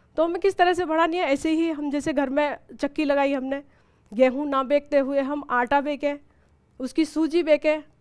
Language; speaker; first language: Hindi; native; Hindi